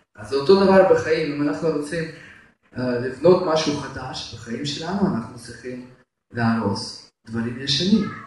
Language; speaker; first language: Hebrew; non-native, fluent; Russian